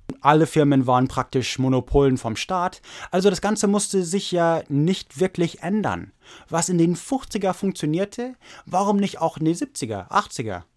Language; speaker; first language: German; non-native, fluent; English